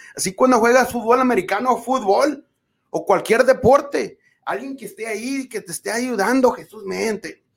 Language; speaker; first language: Spanish; early bilingual, other home language; English